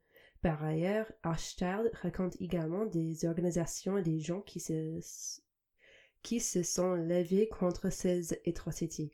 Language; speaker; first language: French; non-native, fluent; English